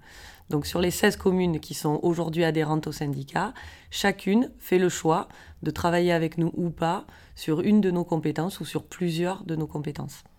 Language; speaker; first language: French; native; French